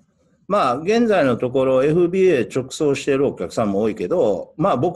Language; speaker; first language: Japanese; native; Japanese